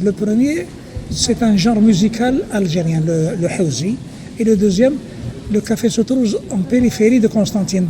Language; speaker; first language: French; non-native, local second language; Arabic